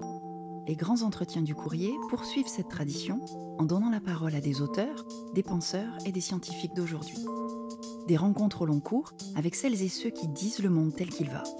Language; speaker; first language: French; native; French